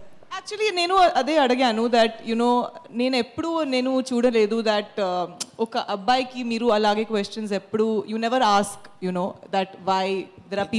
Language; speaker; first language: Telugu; non-native, fluent; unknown